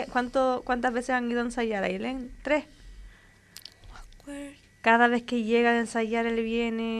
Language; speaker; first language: Spanish; native; Spanish